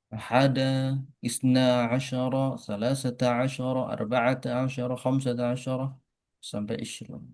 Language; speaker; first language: Arabic; non-native, fluent; Indonesian